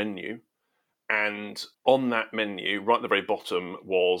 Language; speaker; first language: English; native; English